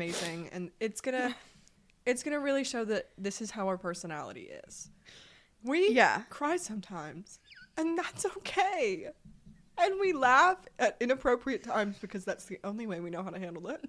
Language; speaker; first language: English; native; English